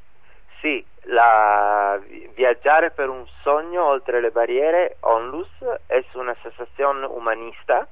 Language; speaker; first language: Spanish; non-native, learner; Italian